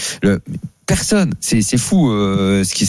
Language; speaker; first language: French; native; French